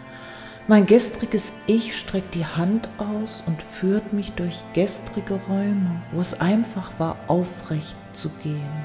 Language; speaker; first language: German; native; German